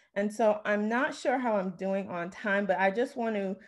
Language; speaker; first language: English; native; English